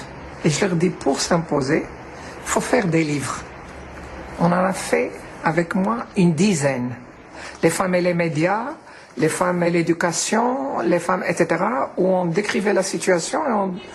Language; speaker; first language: French; non-native, local second language; Arabic